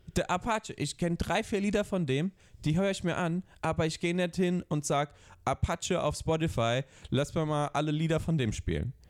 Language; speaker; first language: German; early bilingual, other home language; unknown